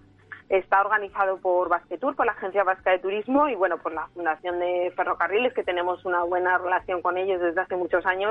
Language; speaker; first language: Spanish; native; Spanish